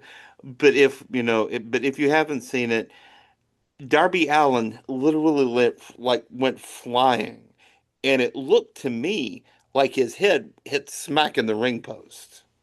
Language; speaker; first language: English; native; English